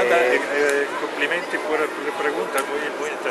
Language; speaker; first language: Spanish; non-native, learner; Italian